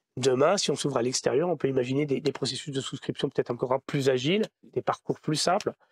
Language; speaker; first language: French; native; French